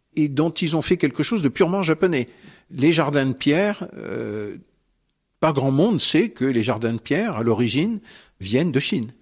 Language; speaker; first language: French; native; French